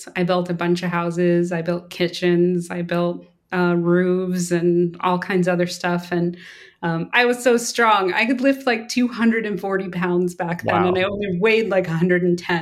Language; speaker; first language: English; native; English